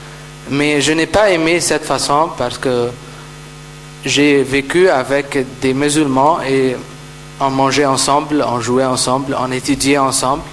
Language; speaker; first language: French; non-native, fluent; Arabic